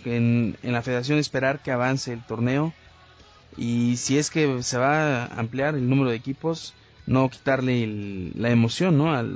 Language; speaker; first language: Spanish; native; Spanish